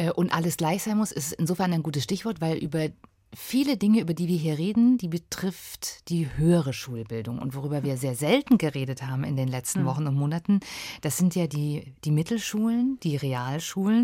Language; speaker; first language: German; native; German